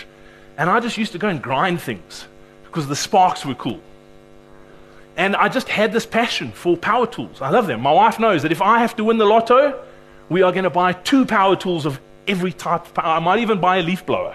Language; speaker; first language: English; native; English